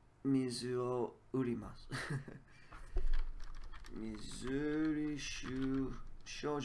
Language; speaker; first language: Japanese; non-native, learner; English